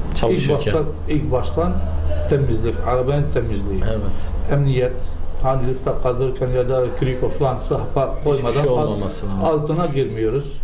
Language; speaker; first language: Turkish; non-native, learner; Arabic